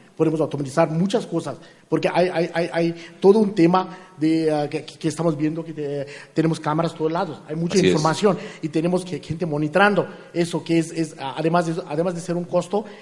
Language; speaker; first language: Spanish; non-native, fluent; Hindi